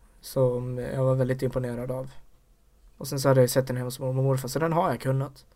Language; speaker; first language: Swedish; native; Swedish